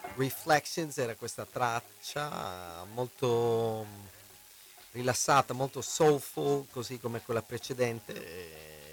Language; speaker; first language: Italian; native; Italian